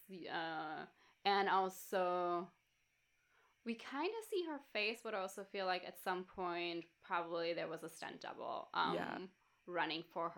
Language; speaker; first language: English; non-native, fluent; Russian